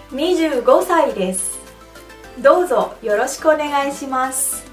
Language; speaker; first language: Japanese; non-native, fluent; Indonesian